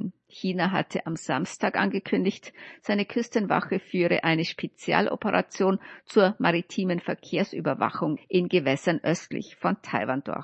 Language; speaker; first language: German; native; German